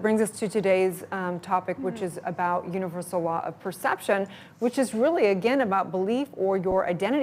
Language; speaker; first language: English; native; English